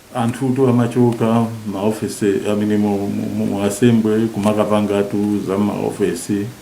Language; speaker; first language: Nyanja; non-native, local second language; Tumbuka